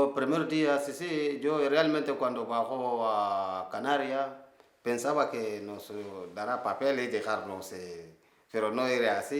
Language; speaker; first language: Spanish; non-native, learner; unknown